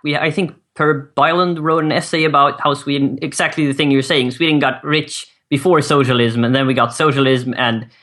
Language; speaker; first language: English; non-native, fluent; Swedish